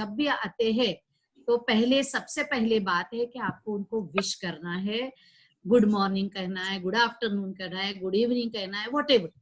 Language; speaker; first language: Hindi; non-native, local second language; Marathi